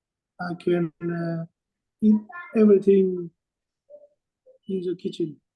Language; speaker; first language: English; non-native, learner; Vietnamese